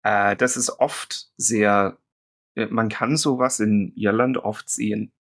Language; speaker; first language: German; non-native, fluent; English